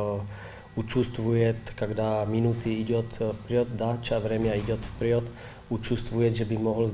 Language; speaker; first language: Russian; non-native, learner; Czech